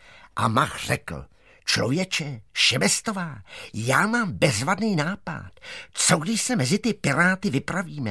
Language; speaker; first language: Czech; native; Czech